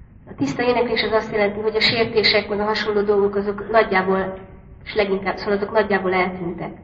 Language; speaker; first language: Hungarian; native; Hungarian